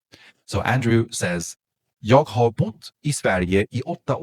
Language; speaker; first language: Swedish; non-native, fluent; English